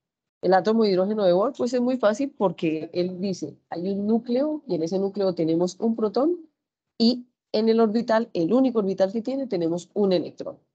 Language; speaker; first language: Spanish; native; Spanish